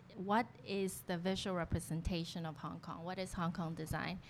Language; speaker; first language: English; native; English